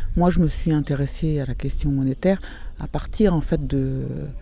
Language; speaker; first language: French; non-native, fluent; Portuguese